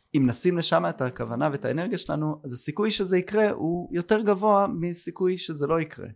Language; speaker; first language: Hebrew; native; Hebrew